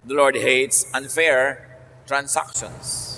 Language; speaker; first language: English; non-native, local second language; Filipino